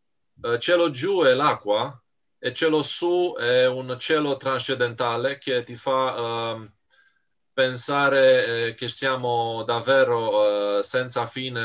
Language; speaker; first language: Italian; non-native, fluent; Romanian